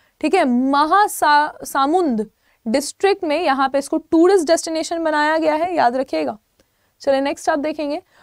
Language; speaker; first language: Hindi; native; Hindi